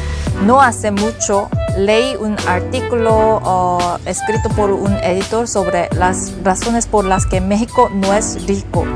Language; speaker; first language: Spanish; non-native, fluent; Korean